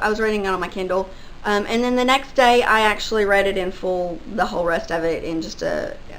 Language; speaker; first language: English; native; English